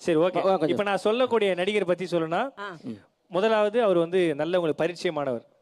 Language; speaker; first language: Tamil; native; Tamil